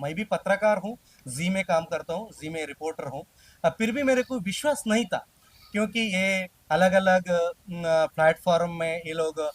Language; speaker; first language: Hindi; non-native, local second language; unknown